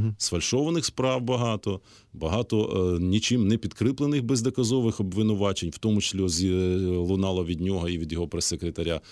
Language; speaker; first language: Ukrainian; native; Ukrainian